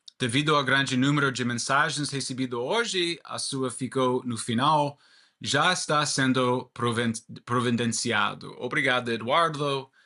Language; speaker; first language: Portuguese; non-native, fluent; English